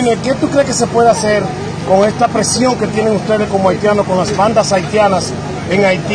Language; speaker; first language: Spanish; native; Spanish